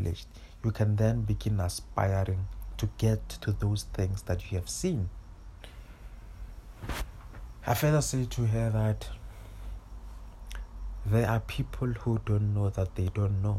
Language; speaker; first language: English; non-native, local second language; Northern Sotho